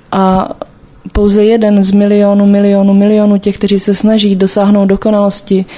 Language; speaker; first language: Czech; native; Czech